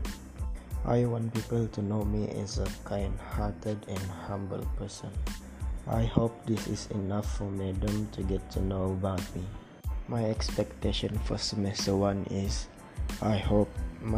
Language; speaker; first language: English; non-native, local second language; Malay